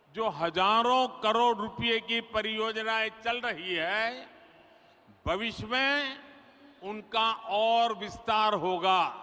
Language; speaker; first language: Hindi; non-native, local second language; Gujarati